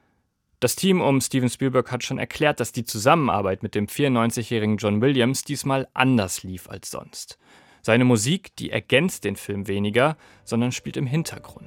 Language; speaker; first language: German; native; German